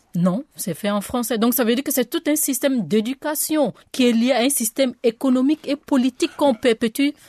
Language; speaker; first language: French; non-native, local second language; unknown